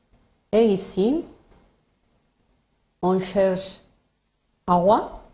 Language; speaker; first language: French; non-native, fluent; Spanish